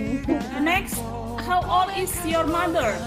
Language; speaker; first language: English; non-native, learner; Indonesian